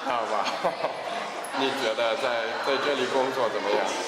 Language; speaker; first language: Chinese; early bilingual, heritage; Chinese